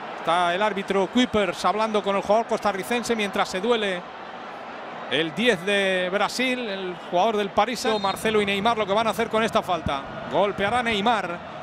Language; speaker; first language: Spanish; native; Spanish